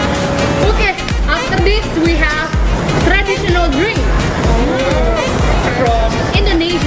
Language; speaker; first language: English; non-native, fluent; Indonesian